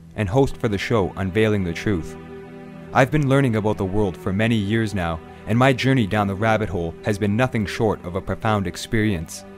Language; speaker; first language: English; native; English